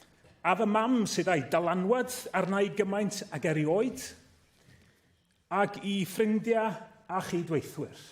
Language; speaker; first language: Welsh; native; Welsh